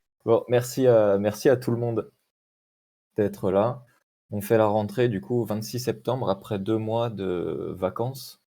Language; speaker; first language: French; native; French